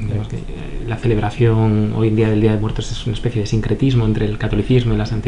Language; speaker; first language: Spanish; native; Spanish